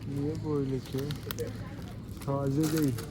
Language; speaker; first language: Turkish; non-native, learner; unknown